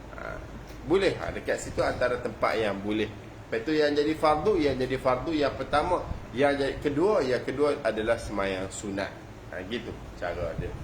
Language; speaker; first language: Malay; native; Malay